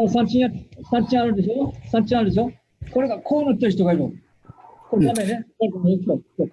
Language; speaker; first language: Japanese; native; Japanese